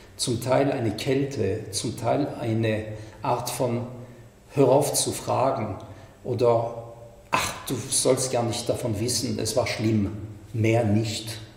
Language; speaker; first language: German; non-native, fluent; French